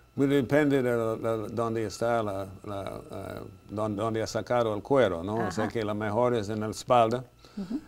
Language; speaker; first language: Spanish; non-native, fluent; English